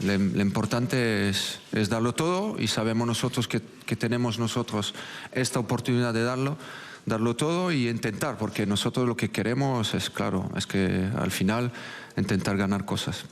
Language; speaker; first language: Spanish; non-native, local second language; French